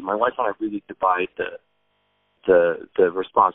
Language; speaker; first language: English; native; English